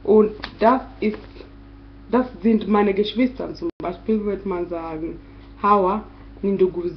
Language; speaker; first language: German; non-native, fluent; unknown